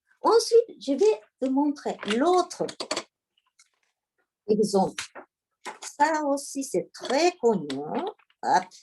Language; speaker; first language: French; non-native, learner; Japanese